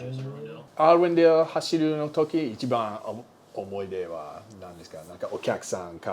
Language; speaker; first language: Japanese; non-native, learner; English